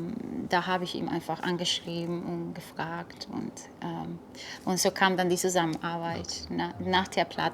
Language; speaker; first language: German; non-native, fluent; Spanish